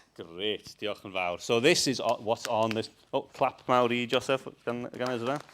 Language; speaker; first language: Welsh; non-native, local second language; English